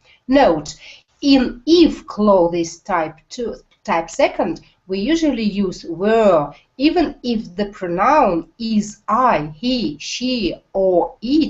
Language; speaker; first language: English; non-native, learner; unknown